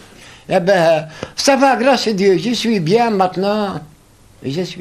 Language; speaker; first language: French; non-native, learner; Arabic